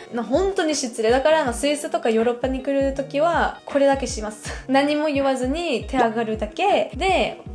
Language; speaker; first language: Japanese; non-native, fluent; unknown